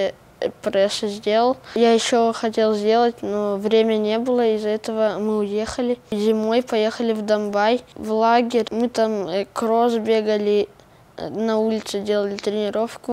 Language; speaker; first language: Russian; non-native, local second language; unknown